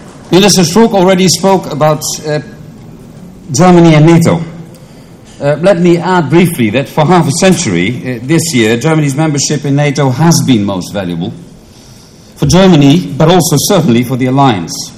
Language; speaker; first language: English; non-native, fluent; Dutch